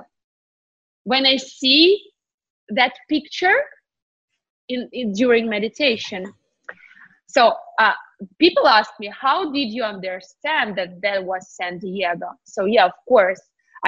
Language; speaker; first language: English; non-native, fluent; Ukrainian